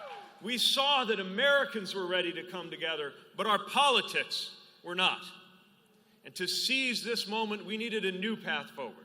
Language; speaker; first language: English; native; English